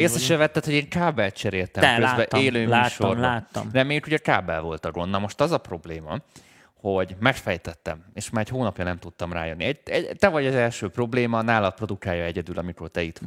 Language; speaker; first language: Hungarian; native; Hungarian